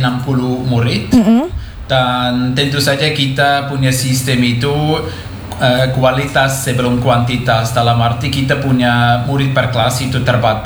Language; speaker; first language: Indonesian; non-native, fluent; Swiss German